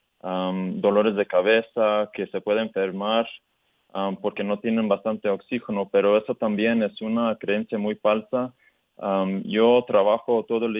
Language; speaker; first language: Spanish; early bilingual, heritage; Spanish